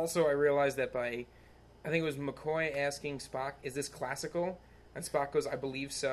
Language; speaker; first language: English; native; English